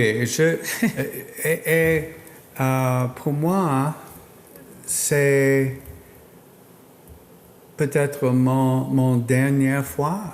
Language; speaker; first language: French; non-native, learner; English